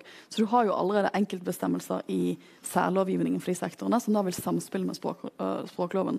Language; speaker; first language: Norwegian; native; Norwegian